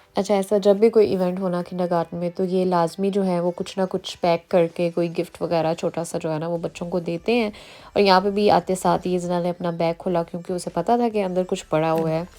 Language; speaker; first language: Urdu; early bilingual, heritage; Urdu